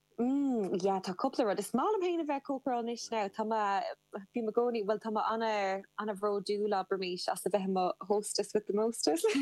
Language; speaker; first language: Irish; non-native, local second language; English